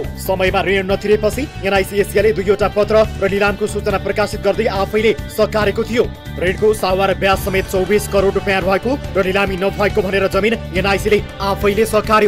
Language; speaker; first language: Nepali; native; Nepali